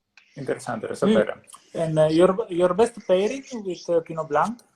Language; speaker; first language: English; non-native, learner; Italian